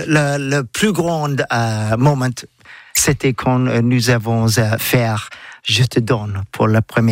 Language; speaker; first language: French; non-native, learner; English